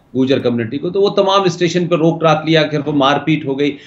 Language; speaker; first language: Hindi; native; Hindi